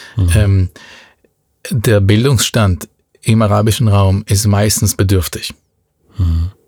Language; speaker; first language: German; non-native, fluent; Hebrew